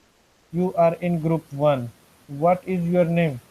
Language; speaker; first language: English; non-native, fluent; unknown